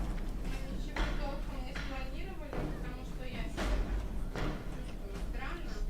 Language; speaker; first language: Russian; native; Russian